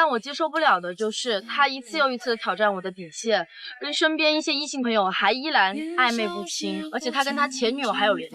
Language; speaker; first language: Chinese; native; Chinese